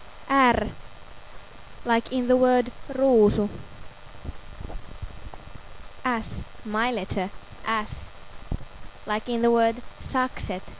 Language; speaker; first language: English; non-native, fluent; Finnish